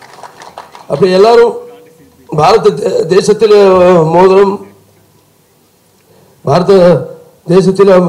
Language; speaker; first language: Tamil; non-native, local second language; Telugu